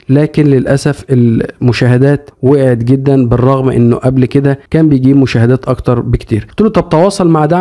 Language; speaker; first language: Arabic; native; Arabic